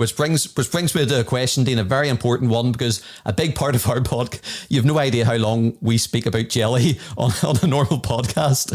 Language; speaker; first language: English; native; English